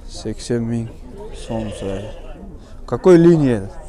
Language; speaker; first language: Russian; non-native, local second language; Kyrgyz